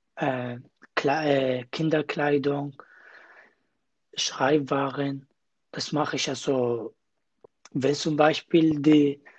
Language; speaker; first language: German; non-native, learner; Kurdish